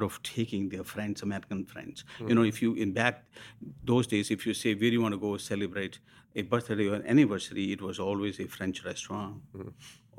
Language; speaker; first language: English; non-native, local second language; Hindi